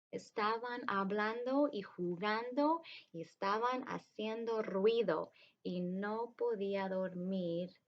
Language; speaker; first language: Spanish; early bilingual, heritage; Spanish